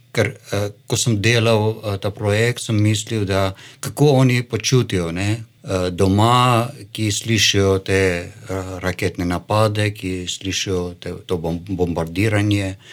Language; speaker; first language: Slovenian; non-native, fluent; Armenian